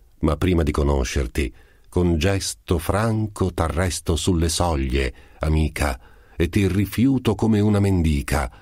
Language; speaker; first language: Italian; native; Italian